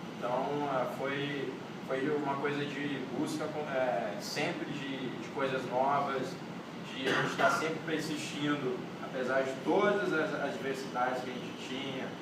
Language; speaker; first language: Portuguese; non-native, local second language; Kabuverdianu